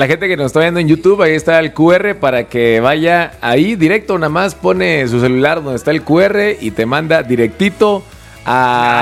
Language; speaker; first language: Spanish; native; Spanish